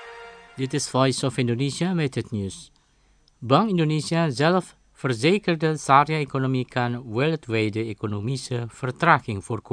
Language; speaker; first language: Dutch; non-native, fluent; Indonesian